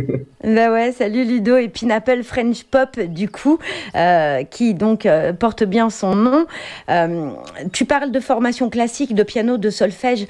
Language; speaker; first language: French; native; French